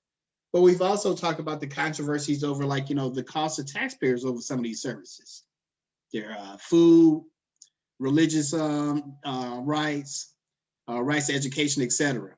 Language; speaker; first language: English; native; English